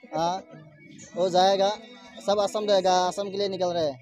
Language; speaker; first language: Hindi; non-native, local second language; Assamese